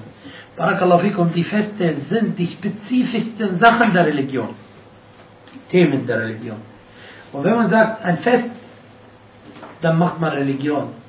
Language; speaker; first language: German; non-native, fluent; Arabic